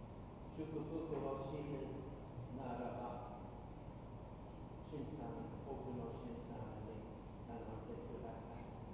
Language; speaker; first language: Japanese; non-native, fluent; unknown